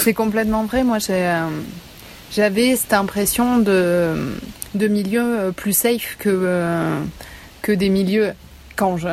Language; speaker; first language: French; native; French